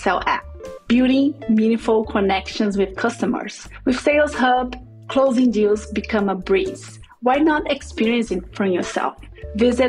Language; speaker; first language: English; non-native, fluent; Portuguese